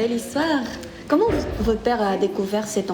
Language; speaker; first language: French; non-native, fluent; Korean